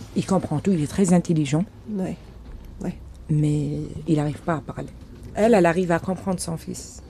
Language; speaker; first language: French; non-native, local second language; Arabic